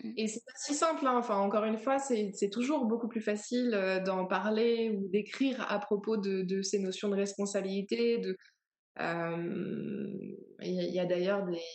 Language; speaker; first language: French; native; French